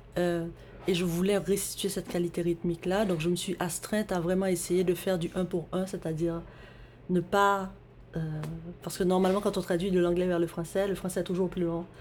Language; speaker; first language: French; native; French